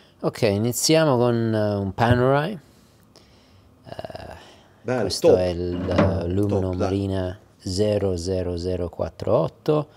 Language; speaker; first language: Italian; early bilingual, heritage; English